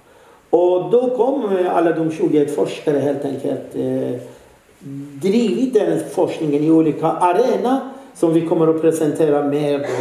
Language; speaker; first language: Swedish; non-native, fluent; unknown